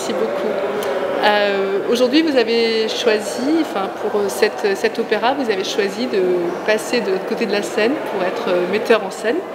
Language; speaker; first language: French; native; French